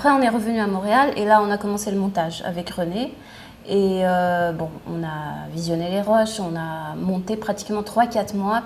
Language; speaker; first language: French; non-native, local second language; Arabic